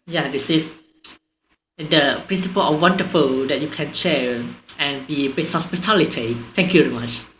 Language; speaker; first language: English; non-native, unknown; Thai